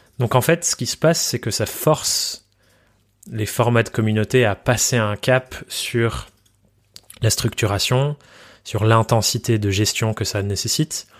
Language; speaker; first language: French; native; French